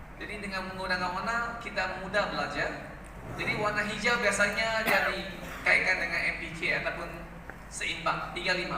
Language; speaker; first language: Malay; native; Malay